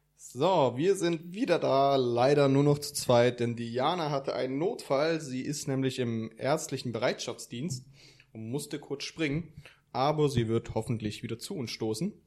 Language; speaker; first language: German; early bilingual, other home language; Italian